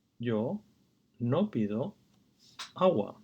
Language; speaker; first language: Spanish; non-native, fluent; English